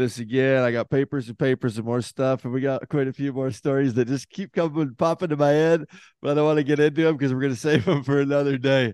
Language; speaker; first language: English; native; English